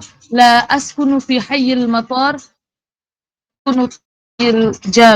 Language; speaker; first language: Arabic; non-native, learner; Bangla